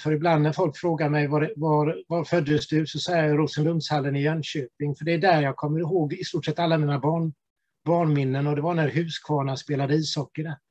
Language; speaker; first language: Swedish; native; Swedish